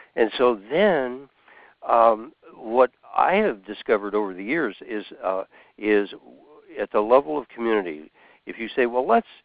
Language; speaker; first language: English; native; English